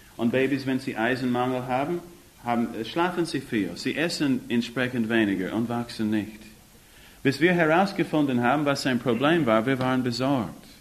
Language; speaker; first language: German; non-native, fluent; English